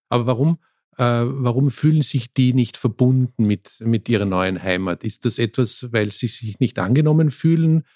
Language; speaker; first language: German; native; German